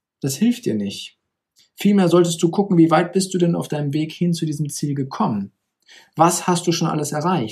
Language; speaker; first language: German; native; German